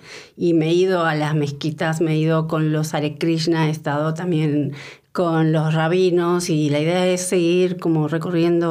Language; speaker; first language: Spanish; native; Spanish